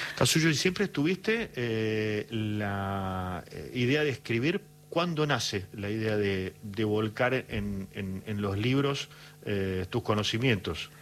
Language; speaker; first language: Spanish; native; Spanish